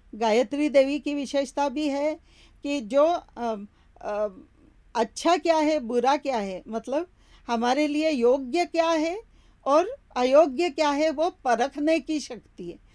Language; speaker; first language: Hindi; non-native, local second language; Marathi